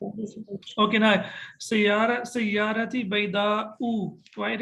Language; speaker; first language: Arabic; non-native, fluent; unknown